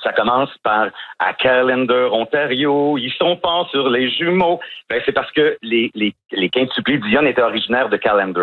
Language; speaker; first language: French; native; French